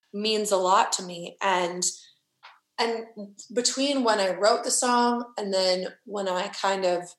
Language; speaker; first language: English; native; English